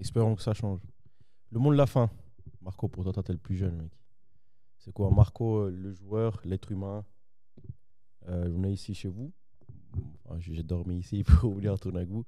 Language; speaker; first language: French; native; French